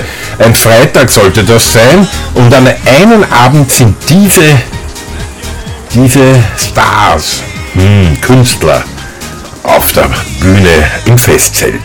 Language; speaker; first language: German; native; German